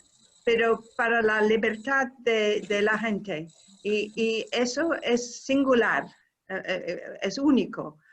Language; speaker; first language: Spanish; non-native, fluent; English